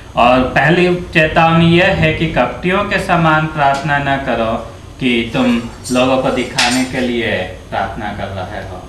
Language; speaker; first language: Hindi; native; Hindi